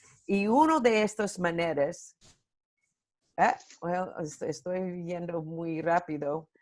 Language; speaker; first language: Spanish; non-native, fluent; English